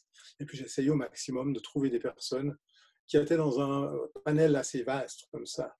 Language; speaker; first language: French; native; French